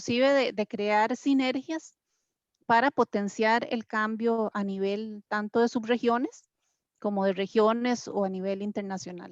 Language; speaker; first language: Spanish; native; Spanish